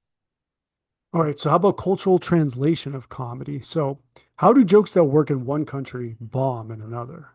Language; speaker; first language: English; native; English